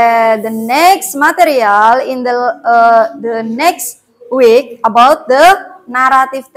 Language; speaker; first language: English; non-native, learner; Indonesian